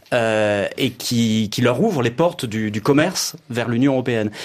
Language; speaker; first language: French; native; French